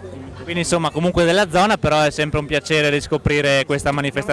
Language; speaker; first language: Italian; native; Italian